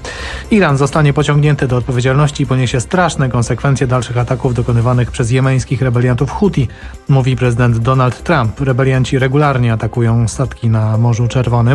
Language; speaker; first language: Polish; native; Polish